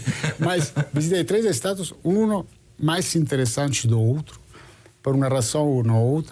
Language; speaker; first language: Portuguese; non-native, fluent; Italian